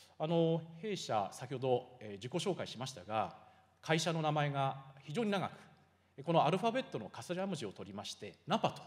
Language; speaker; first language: Japanese; native; Japanese